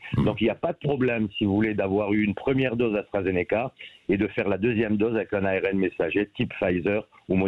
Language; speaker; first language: French; native; French